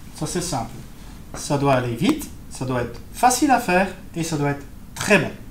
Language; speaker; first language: French; native; French